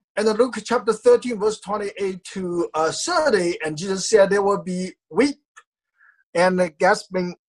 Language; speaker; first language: English; non-native, fluent; Chinese